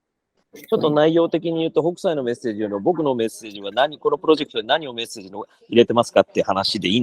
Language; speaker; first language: Japanese; native; Japanese